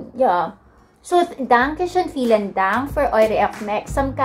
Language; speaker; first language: German; non-native, learner; Filipino